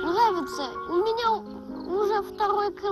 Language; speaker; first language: Russian; early bilingual, heritage; Russian